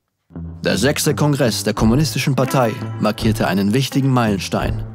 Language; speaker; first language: German; native; German